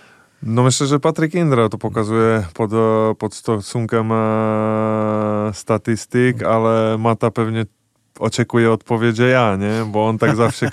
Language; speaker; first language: Polish; non-native, fluent; Czech